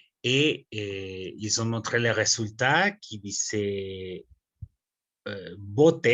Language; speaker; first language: French; non-native, fluent; Spanish